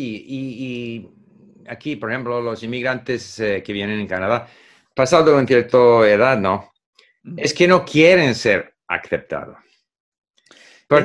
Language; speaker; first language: Spanish; non-native, fluent; English